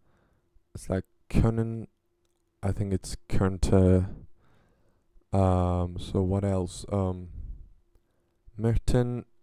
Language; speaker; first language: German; non-native, learner; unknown